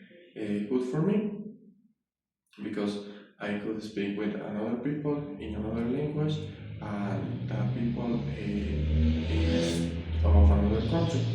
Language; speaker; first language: English; non-native, learner; Spanish